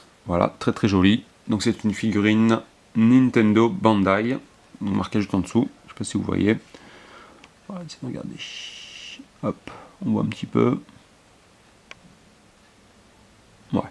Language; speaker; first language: French; native; French